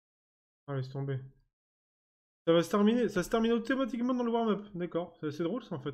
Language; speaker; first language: French; native; French